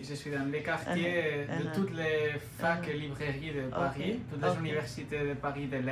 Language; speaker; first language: French; non-native, fluent; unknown